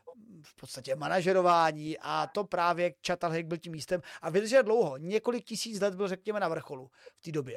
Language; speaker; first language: Czech; native; Czech